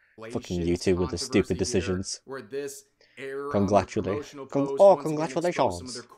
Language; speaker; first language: English; native; English